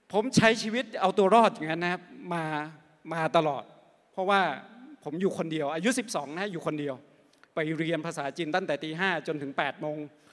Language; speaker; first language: Thai; non-native, local second language; Akha